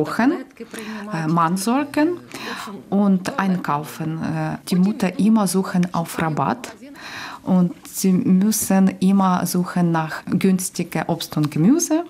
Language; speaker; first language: German; non-native, local second language; Ukrainian